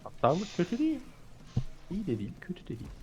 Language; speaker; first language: Turkish; native; Turkish